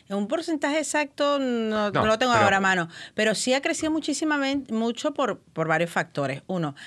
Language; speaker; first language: Spanish; native; Spanish